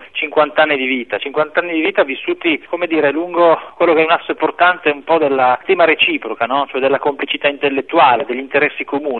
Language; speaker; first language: Italian; native; Italian